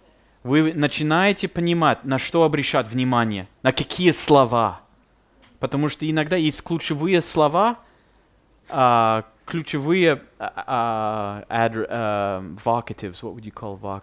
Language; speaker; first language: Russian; non-native, fluent; English